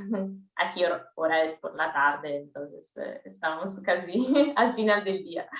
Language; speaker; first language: Spanish; non-native, fluent; Italian